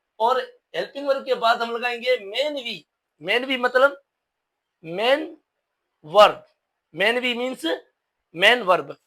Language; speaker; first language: Urdu; non-native, local second language; Sindhi